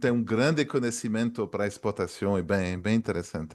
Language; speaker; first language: Portuguese; non-native, fluent; French